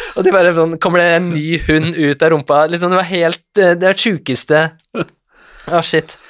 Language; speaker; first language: Norwegian; native; Norwegian